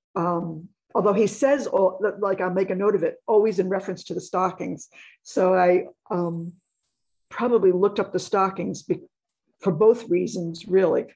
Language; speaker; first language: English; native; English